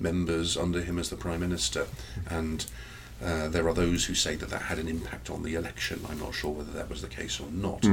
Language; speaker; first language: English; native; English